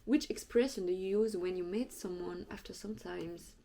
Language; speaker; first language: English; non-native, learner; French